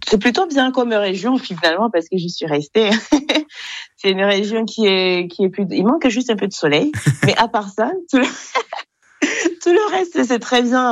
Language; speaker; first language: French; non-native, local second language; Kinyarwanda